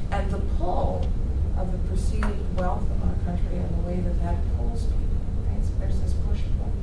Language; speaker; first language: English; native; English